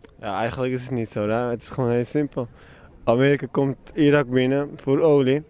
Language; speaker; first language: Dutch; early bilingual, other home language; Turkish